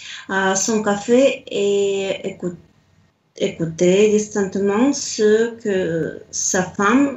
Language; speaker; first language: French; non-native, learner; Russian